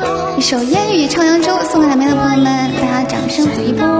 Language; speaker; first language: Chinese; native; Chinese